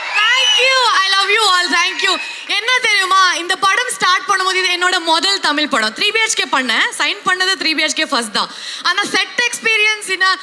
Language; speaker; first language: Tamil; non-native, learner; Kannada